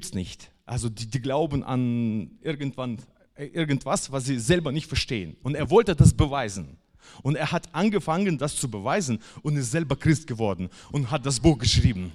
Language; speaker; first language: German; non-native, fluent; Russian